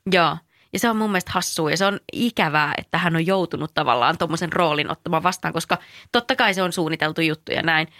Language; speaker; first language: Finnish; native; Finnish